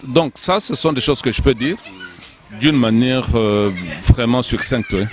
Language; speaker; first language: French; non-native, local second language; Lingala